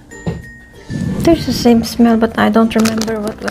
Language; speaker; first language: English; non-native, local second language; Filipino